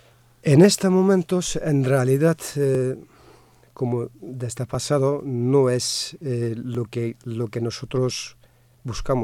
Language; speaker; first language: Spanish; non-native, fluent; Kurdish